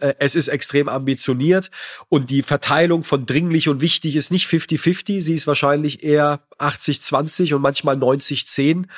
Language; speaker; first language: German; native; German